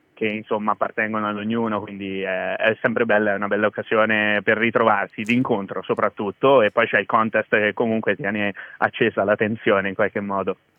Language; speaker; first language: Italian; native; Italian